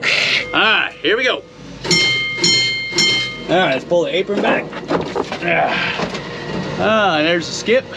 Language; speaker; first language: English; native; English